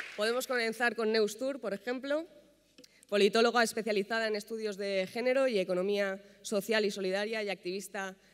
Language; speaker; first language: Spanish; native; Spanish